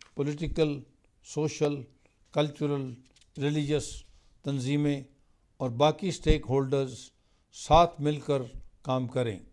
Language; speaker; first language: Hindi; non-native, local second language; Punjabi